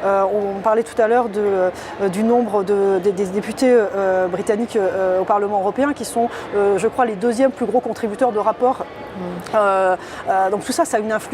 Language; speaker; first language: French; native; French